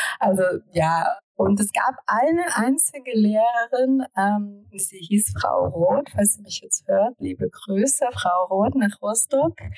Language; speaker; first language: German; early bilingual, other home language; Russian